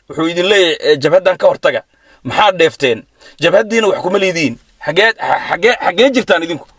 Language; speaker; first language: Somali; native; Somali